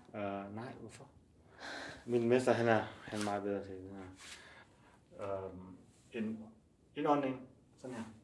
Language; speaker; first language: Danish; non-native, learner; Chinese